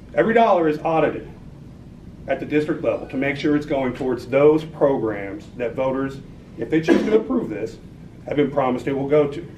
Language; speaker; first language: English; native; English